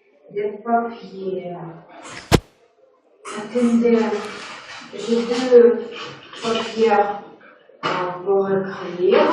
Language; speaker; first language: French; non-native, learner; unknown